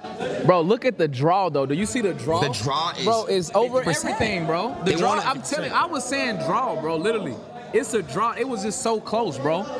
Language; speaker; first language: English; native; English